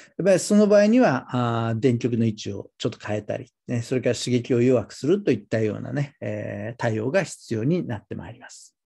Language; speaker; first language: Japanese; native; Japanese